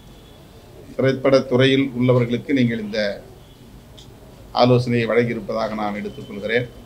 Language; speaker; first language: Tamil; native; Tamil